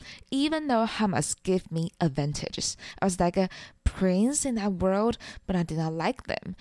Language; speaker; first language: English; non-native, fluent; Chinese